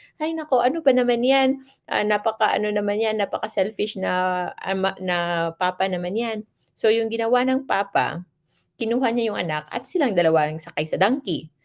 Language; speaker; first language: Filipino; non-native, local second language; Hiligaynon